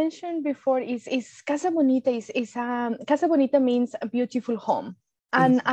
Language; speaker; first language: English; non-native, fluent; Spanish